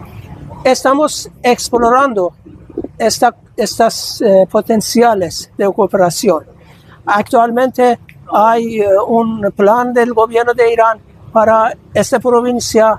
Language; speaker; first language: Spanish; non-native, fluent; Persian